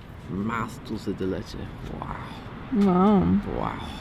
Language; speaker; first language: Spanish; non-native, learner; English